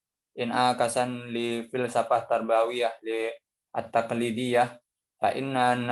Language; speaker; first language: Arabic; non-native, learner; Indonesian